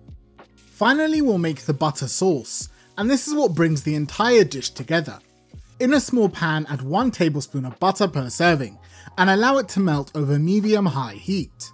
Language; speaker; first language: English; native; English